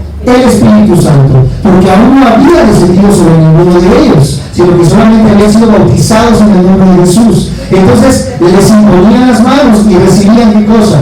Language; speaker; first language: Spanish; native; Spanish